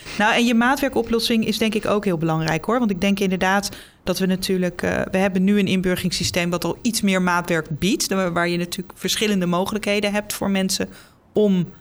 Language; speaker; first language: Dutch; native; Dutch